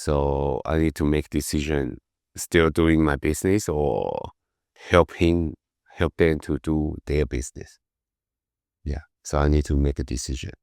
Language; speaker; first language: English; non-native, learner; Chinese